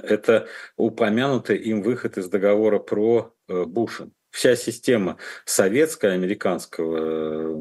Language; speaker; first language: Russian; native; Russian